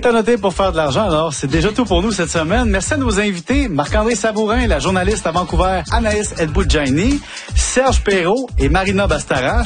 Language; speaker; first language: French; native; French